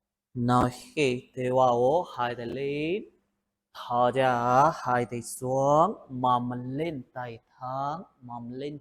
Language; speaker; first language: Vietnamese; non-native, learner; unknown